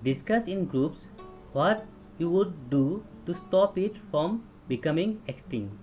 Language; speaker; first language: English; non-native, local second language; Assamese